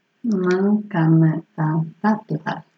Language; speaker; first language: Swedish; non-native, fluent; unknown